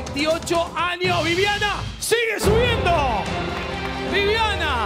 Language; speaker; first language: Spanish; native; Spanish